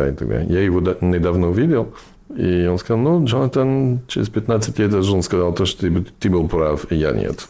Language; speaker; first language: Russian; non-native, fluent; English